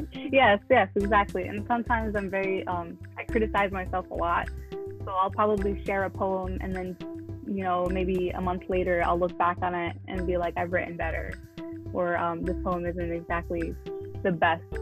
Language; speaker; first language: English; early bilingual, other home language; Arabic